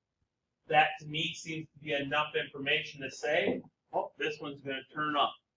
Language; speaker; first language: English; native; English